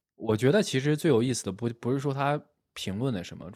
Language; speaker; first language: Chinese; native; Chinese